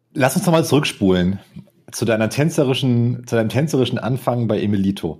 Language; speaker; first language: German; native; German